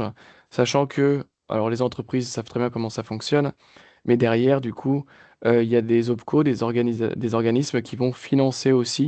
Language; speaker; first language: French; native; French